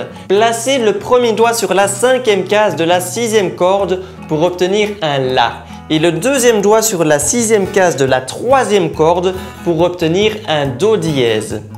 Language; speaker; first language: French; native; French